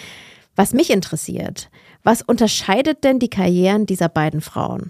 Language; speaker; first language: German; native; German